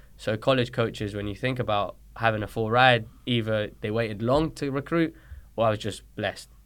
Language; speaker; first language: English; early bilingual, other home language; Spanish